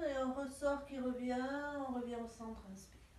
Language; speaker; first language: French; native; French